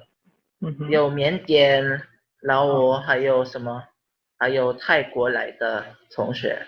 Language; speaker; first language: Chinese; non-native, learner; Filipino